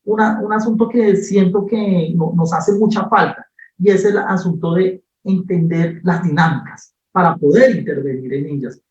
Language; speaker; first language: Spanish; native; Spanish